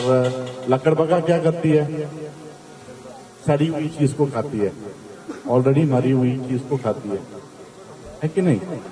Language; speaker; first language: Hindi; native; Hindi